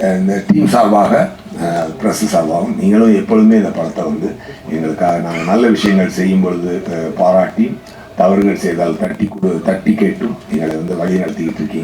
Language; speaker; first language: Tamil; native; Tamil